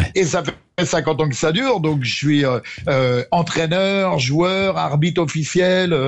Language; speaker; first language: French; native; French